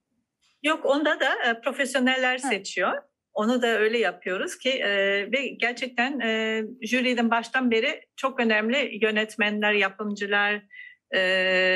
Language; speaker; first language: Turkish; non-native, fluent; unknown